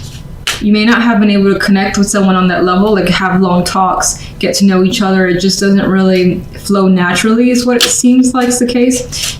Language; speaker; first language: English; native; English